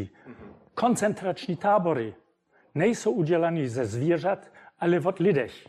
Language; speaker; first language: Czech; non-native, fluent; German